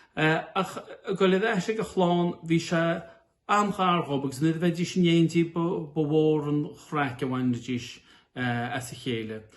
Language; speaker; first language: Irish; native; Irish